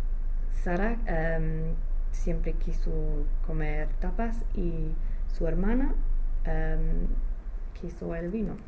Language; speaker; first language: Spanish; non-native, learner; English